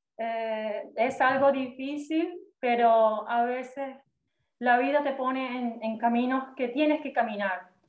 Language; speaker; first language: Spanish; native; Spanish